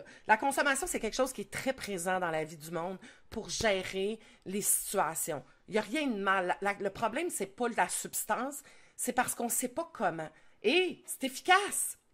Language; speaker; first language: French; native; French